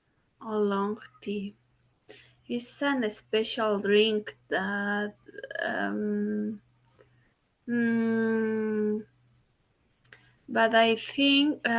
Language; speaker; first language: English; non-native, learner; Spanish